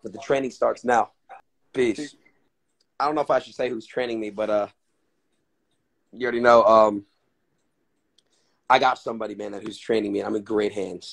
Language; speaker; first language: English; native; English